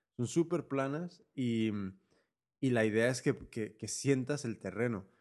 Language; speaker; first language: Spanish; native; Spanish